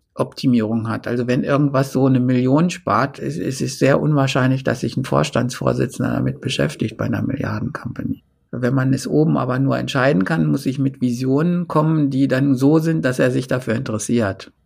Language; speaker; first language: German; native; German